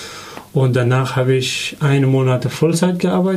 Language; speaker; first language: German; non-native, learner; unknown